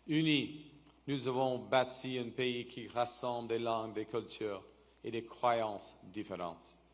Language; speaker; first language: French; non-native, local second language; English